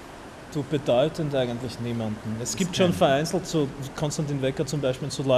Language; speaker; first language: German; native; German